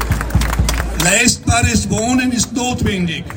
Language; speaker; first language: German; native; German